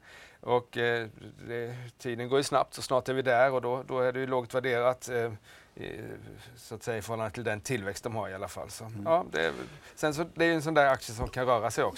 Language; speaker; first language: Swedish; native; Swedish